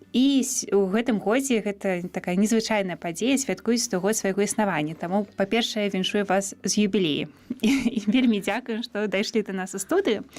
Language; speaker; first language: Belarusian; native; Belarusian